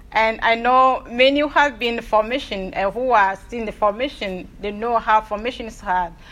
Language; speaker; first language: English; non-native, fluent; Ewe